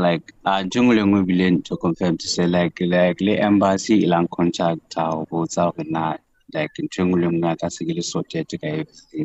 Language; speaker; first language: English; non-native, local second language; Southern Sotho